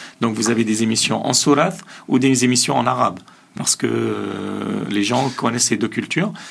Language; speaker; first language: French; early bilingual, other home language; Assyrian Neo-Aramaic